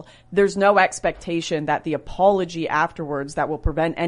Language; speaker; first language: English; native; English